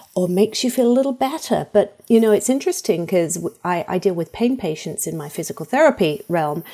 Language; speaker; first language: English; native; English